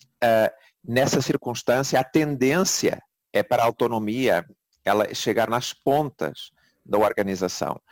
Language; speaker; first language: Portuguese; native; Portuguese